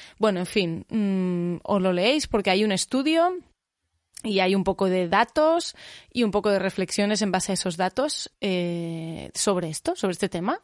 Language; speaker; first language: Spanish; native; Spanish